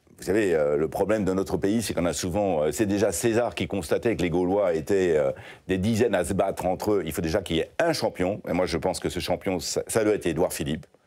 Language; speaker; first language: French; native; French